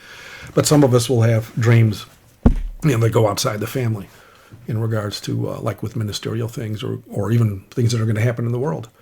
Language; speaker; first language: English; native; English